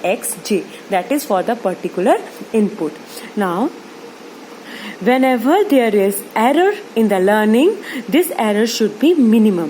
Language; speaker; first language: English; non-native, local second language; Hindi